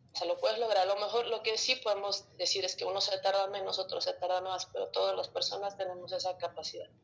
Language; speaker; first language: Spanish; early bilingual, other home language; Russian